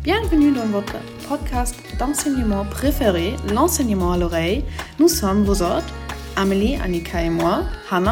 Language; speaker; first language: French; non-native, fluent; German